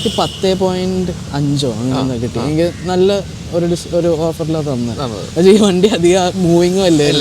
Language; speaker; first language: Malayalam; early bilingual, heritage; Malayalam